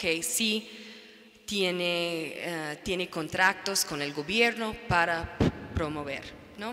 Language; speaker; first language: Spanish; non-native, fluent; English